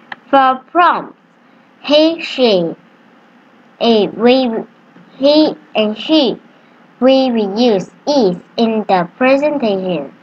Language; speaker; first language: English; non-native, learner; Vietnamese